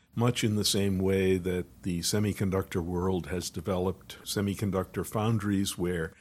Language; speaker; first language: English; native; English